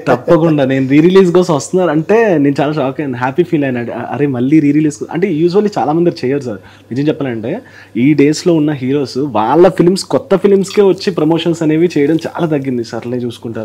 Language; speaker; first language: Telugu; native; Telugu